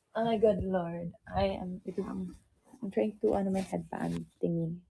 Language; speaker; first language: English; non-native, local second language; Filipino